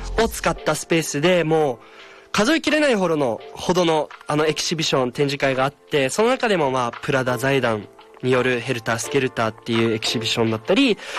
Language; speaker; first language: Japanese; native; Japanese